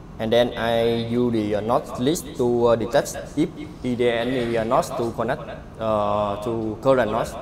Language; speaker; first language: English; non-native, learner; Vietnamese